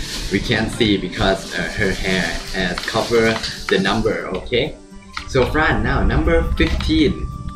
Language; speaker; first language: English; non-native, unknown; Thai